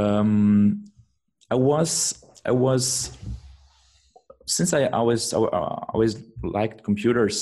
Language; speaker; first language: English; non-native, fluent; Portuguese